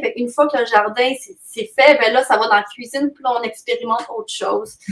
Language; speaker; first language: French; native; French